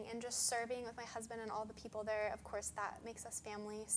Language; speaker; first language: English; native; English